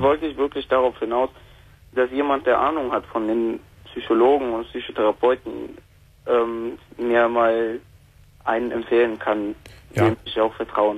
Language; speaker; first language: German; native; German